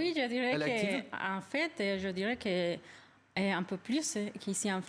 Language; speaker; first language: French; non-native, fluent; Spanish